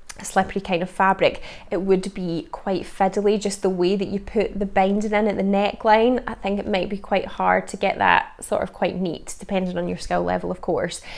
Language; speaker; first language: English; native; English